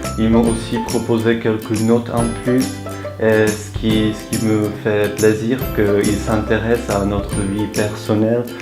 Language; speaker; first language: French; non-native, fluent; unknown